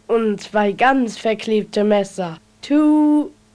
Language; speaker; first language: German; native; German